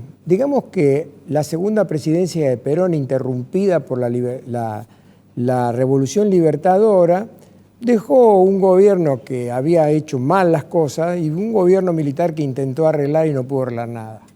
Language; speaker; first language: Spanish; native; Spanish